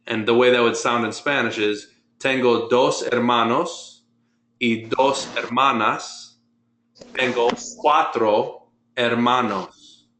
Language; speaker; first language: Spanish; non-native, fluent; English